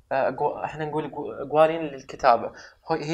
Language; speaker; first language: Arabic; native; Arabic